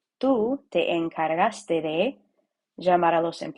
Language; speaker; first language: Spanish; non-native, fluent; English